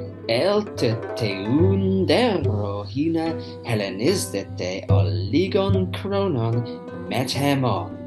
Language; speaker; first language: Greek; non-native, fluent; English